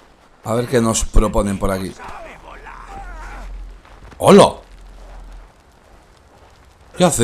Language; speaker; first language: Spanish; native; Spanish